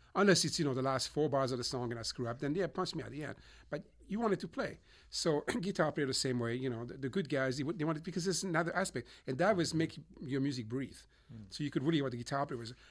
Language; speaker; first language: English; non-native, fluent; French